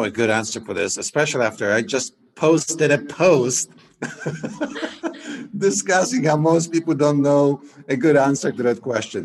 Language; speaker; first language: English; non-native, fluent; Polish